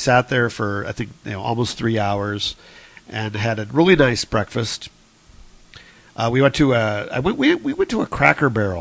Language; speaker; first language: English; native; English